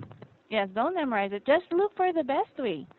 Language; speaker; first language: English; non-native, fluent; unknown